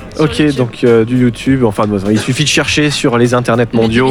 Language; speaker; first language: French; native; French